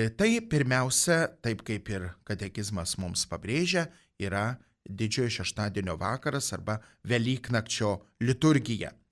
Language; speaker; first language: Lithuanian; native; Lithuanian